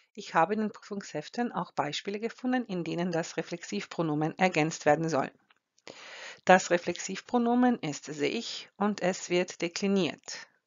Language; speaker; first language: German; non-native, fluent; Croatian